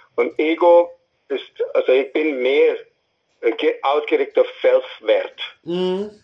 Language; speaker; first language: German; non-native, fluent; English